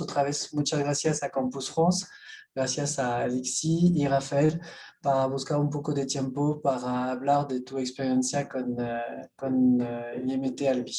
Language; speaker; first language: Spanish; non-native, fluent; French